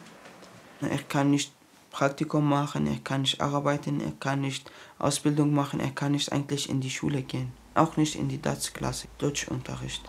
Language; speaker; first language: German; non-native, fluent; Arabic